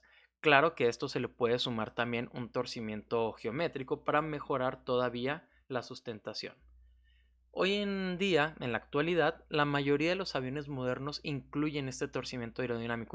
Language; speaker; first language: Spanish; native; Spanish